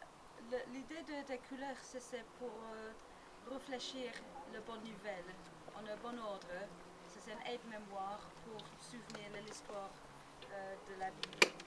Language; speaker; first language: French; non-native, learner; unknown